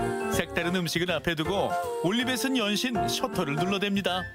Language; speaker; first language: Korean; native; Korean